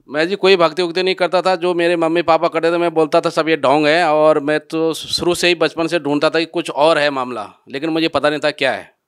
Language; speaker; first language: Hindi; native; Hindi